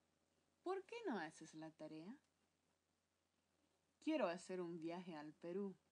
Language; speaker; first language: Spanish; non-native, fluent; English